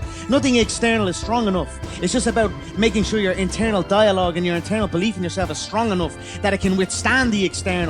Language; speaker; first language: English; native; English